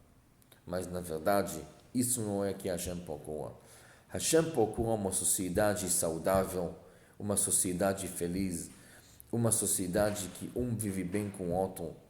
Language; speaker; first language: Portuguese; non-native, fluent; Hebrew